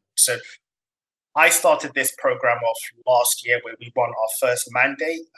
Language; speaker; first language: English; non-native, fluent; Somali